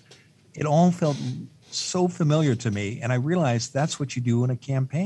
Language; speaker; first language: English; native; English